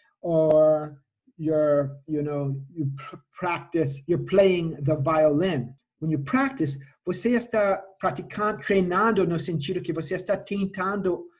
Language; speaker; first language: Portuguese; non-native, fluent; English